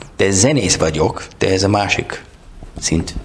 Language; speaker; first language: Hungarian; non-native, learner; English